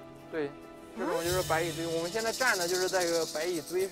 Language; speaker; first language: Chinese; native; Chinese